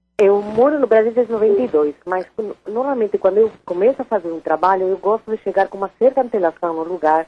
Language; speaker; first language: Portuguese; non-native, fluent; Spanish